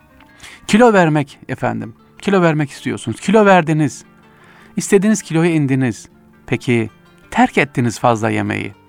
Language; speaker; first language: Turkish; native; Turkish